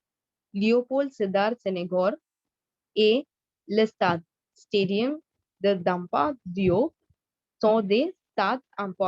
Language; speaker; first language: French; non-native, learner; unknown